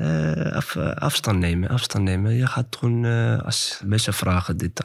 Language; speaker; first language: Dutch; non-native, learner; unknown